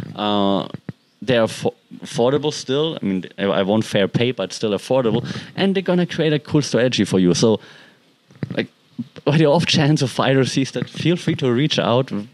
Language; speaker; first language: English; non-native, fluent; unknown